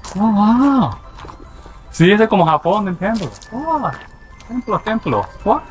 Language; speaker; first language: Spanish; non-native, learner; Japanese